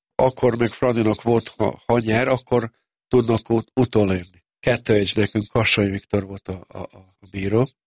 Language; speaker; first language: Hungarian; non-native, fluent; Serbian